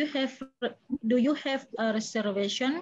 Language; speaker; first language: English; non-native, learner; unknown